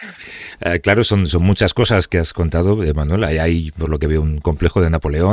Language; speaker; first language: Spanish; native; Spanish